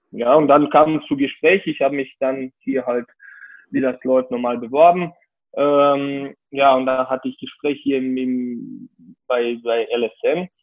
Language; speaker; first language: German; non-native, fluent; Serbian